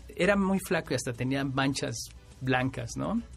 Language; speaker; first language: Spanish; native; Spanish